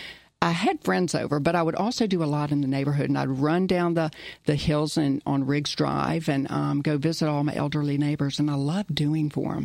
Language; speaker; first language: English; early bilingual, other home language; German